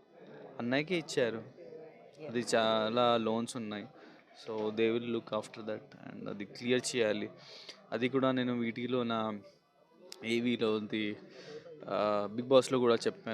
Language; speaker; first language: Telugu; non-native, local second language; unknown